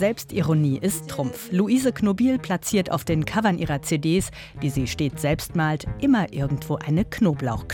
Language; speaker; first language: German; native; German